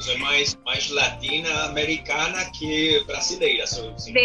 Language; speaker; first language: Portuguese; non-native, learner; Spanish